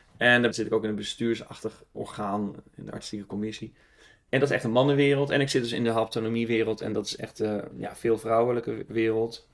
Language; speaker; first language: Dutch; native; Dutch